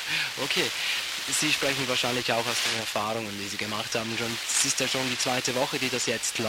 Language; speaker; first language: German; native; German